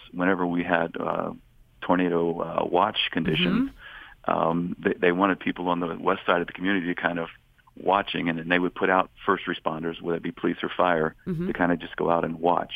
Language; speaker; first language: English; native; English